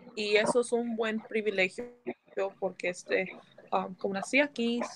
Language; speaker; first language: Spanish; early bilingual, heritage; Spanish